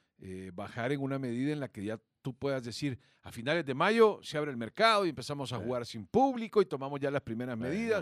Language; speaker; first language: Spanish; native; Spanish